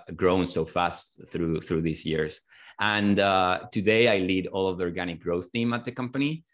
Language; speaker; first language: English; non-native, fluent; Spanish